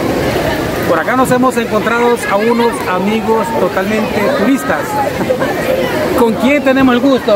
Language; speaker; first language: Spanish; native; Spanish